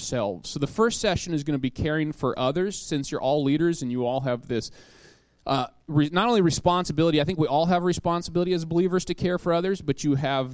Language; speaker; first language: English; native; English